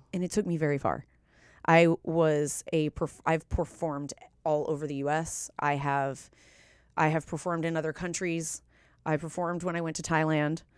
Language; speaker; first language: English; native; English